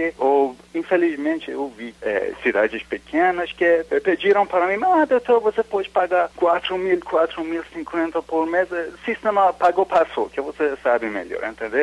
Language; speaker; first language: Portuguese; non-native, learner; Persian